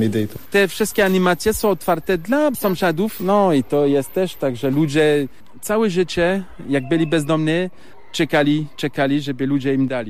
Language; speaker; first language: Polish; non-native, learner; French